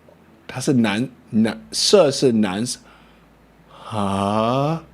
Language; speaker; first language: Chinese; non-native, learner; English